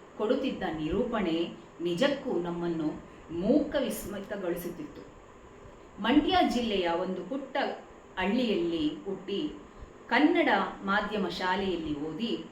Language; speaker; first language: Kannada; native; Kannada